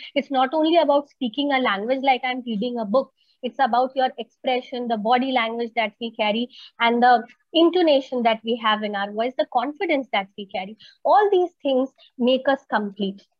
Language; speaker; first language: English; non-native, local second language; Hindi